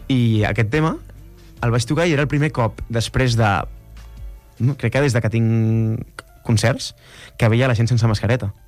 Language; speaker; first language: Catalan; native; Catalan